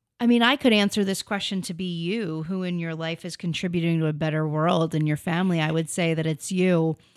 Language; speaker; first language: English; native; English